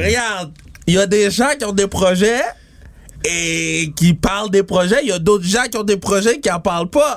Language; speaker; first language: French; native; French